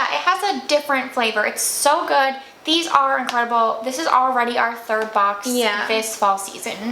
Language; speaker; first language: English; native; English